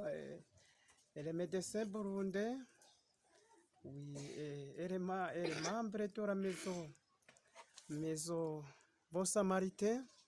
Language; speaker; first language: French; non-native, local second language; Rundi